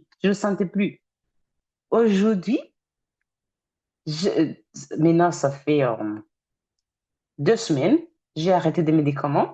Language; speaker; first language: French; non-native, fluent; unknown